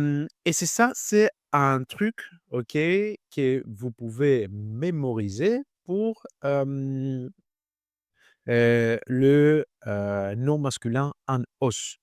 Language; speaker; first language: French; non-native, learner; Greek